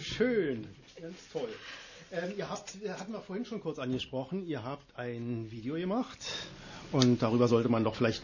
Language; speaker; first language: German; native; German